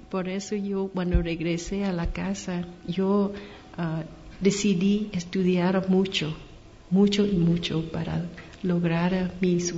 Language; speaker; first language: Spanish; non-native, learner; Vietnamese